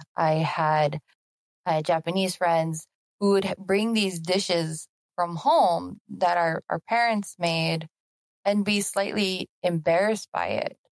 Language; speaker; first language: English; native; English